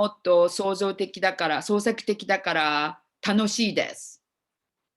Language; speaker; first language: Japanese; non-native, fluent; English